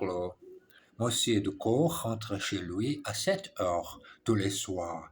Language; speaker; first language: French; non-native, learner; English